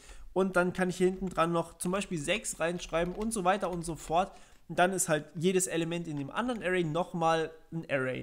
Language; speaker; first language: German; native; German